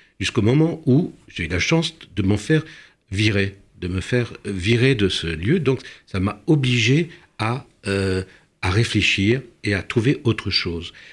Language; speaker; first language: French; early bilingual, other home language; Romanian